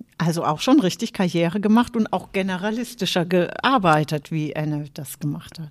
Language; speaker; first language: German; native; German